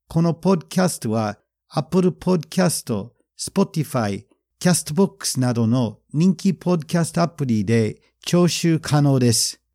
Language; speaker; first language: Japanese; non-native, fluent; English